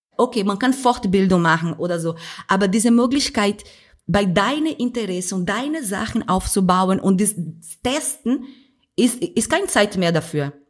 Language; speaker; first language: German; non-native, fluent; Portuguese